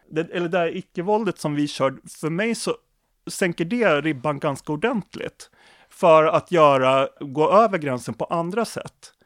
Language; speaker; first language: Swedish; native; Swedish